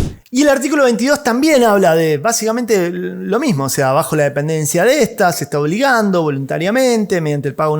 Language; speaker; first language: Spanish; native; Spanish